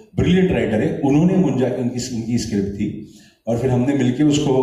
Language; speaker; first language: Hindi; non-native, local second language; Marathi